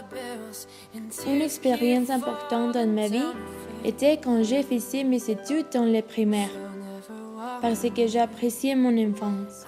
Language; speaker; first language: French; non-native, learner; Spanish